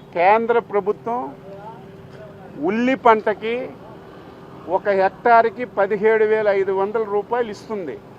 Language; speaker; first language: Telugu; native; Telugu